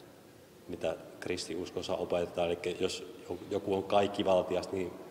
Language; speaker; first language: Finnish; native; Finnish